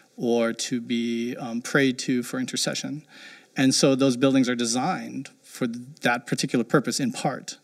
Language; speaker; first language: English; early bilingual, heritage; German